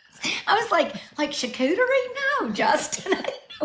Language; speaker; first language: English; native; English